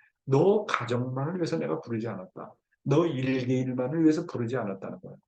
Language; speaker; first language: Korean; native; Korean